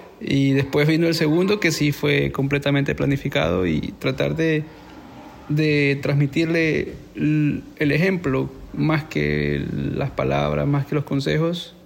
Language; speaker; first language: Spanish; native; Spanish